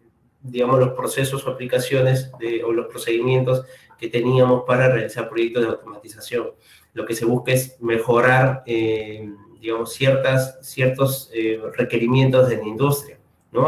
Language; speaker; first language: Spanish; native; Spanish